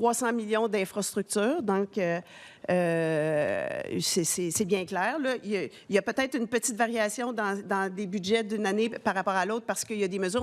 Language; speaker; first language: French; native; French